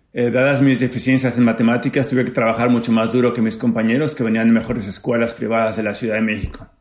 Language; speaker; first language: Spanish; native; Spanish